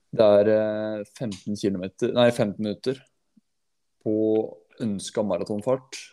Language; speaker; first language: Norwegian; native; Norwegian